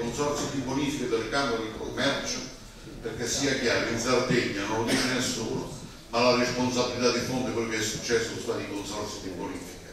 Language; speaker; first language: Italian; native; Italian